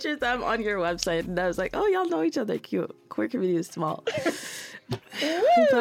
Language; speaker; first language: English; native; English